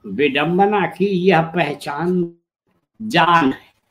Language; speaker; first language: Hindi; native; Hindi